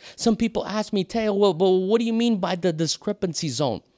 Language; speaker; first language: English; non-native, fluent; Portuguese